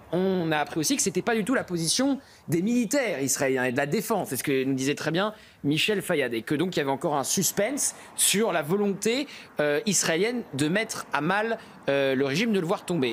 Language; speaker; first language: French; native; French